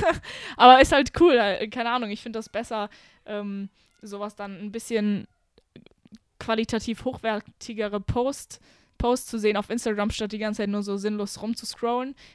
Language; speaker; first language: German; native; German